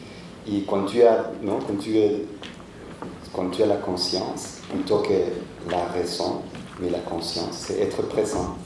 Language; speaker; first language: French; non-native, fluent; Spanish